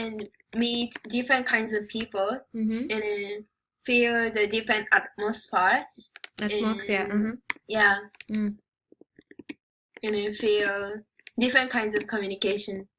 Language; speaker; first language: English; non-native, learner; Japanese